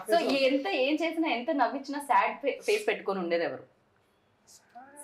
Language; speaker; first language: Telugu; native; Telugu